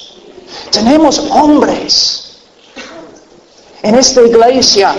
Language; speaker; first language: Spanish; non-native, fluent; English